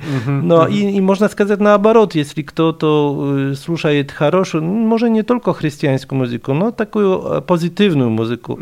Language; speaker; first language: Russian; non-native, fluent; Polish